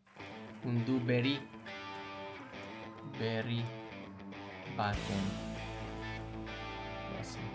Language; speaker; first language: Basque; non-native, learner; English